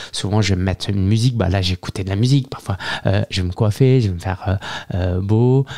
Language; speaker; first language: French; early bilingual, other home language; Chinese